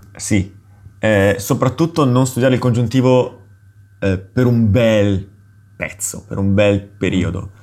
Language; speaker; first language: Italian; native; Italian